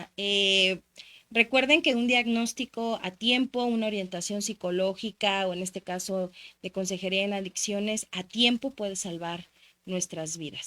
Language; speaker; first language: Spanish; native; Spanish